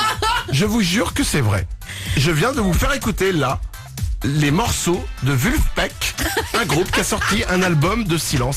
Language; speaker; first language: French; native; French